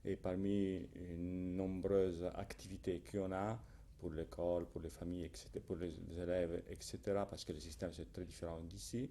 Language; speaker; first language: French; non-native, fluent; Italian